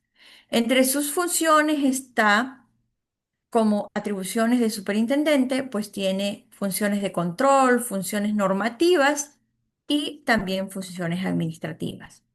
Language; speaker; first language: Spanish; native; Spanish